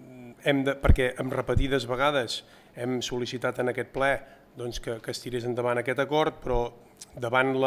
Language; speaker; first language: Catalan; native; Catalan